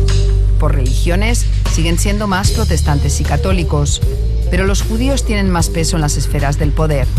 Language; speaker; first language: Spanish; native; Spanish